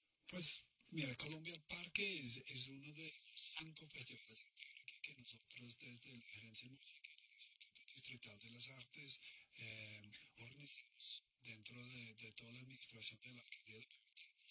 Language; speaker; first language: Spanish; non-native, fluent; English